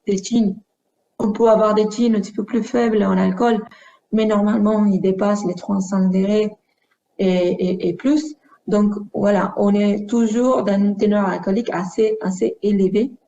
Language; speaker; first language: French; non-native, fluent; Spanish